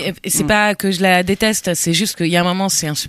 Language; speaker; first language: French; native; French